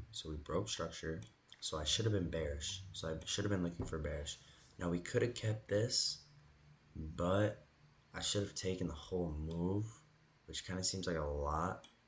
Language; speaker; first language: English; native; English